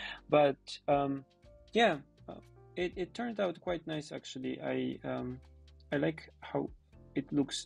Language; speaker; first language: English; non-native, fluent; Polish